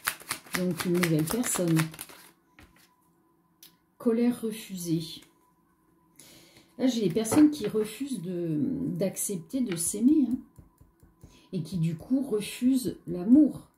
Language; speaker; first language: French; native; French